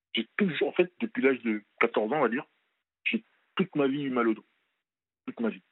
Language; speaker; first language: French; native; French